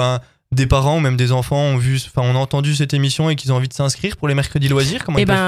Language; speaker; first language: French; native; French